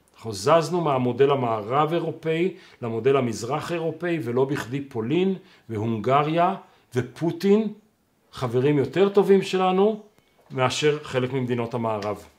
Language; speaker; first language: Hebrew; native; Hebrew